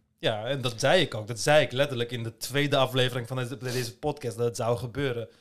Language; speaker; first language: Dutch; early bilingual, other home language; Turkish